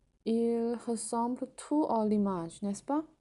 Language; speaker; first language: French; non-native, learner; Chinese